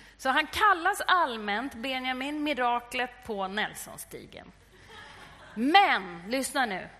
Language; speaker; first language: Swedish; native; Swedish